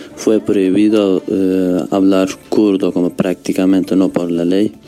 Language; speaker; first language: Spanish; non-native, learner; Turkish